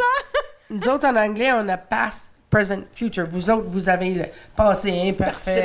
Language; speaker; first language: French; native; French